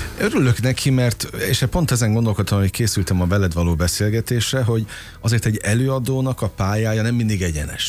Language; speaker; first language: Hungarian; native; Hungarian